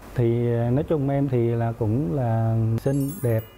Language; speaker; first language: Vietnamese; native; Vietnamese